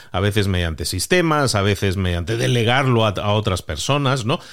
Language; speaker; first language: Spanish; native; Spanish